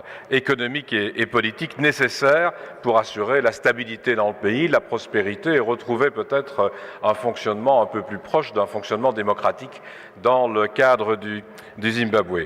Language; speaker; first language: French; native; French